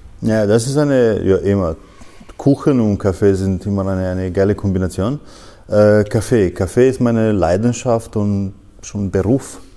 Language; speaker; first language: German; non-native, fluent; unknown